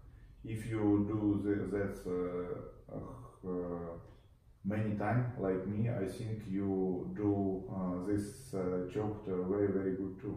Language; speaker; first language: English; non-native, learner; Russian